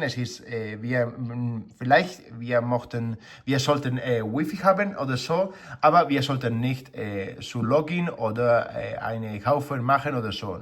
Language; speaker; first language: German; non-native, learner; Spanish